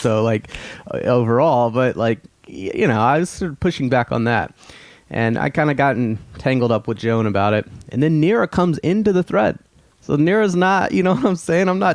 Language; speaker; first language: English; native; English